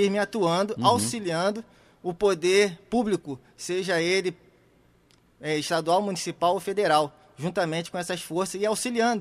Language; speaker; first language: Portuguese; native; Portuguese